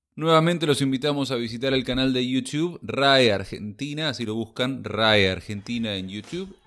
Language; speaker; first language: Spanish; native; Spanish